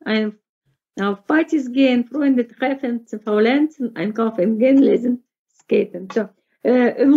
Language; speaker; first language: German; non-native, fluent; Russian